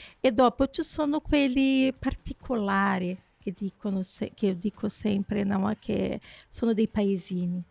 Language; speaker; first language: Italian; non-native, fluent; Portuguese